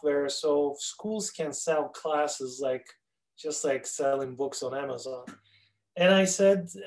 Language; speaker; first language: English; non-native, fluent; Turkish